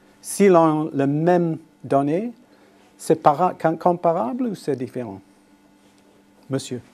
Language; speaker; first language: French; non-native, fluent; English